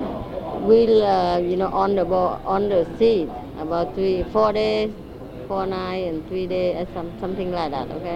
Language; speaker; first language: English; non-native, learner; Vietnamese